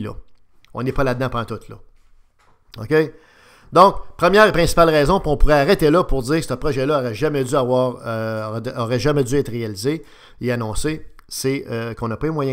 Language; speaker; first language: French; native; French